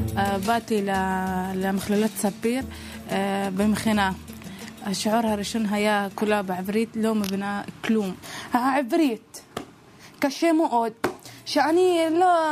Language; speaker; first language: Hebrew; non-native, local second language; Arabic